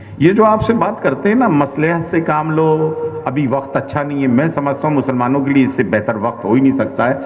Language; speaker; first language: Urdu; native; Urdu